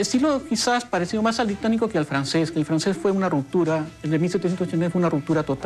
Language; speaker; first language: Spanish; native; Spanish